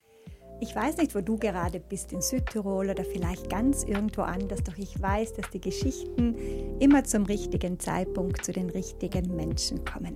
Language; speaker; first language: German; native; German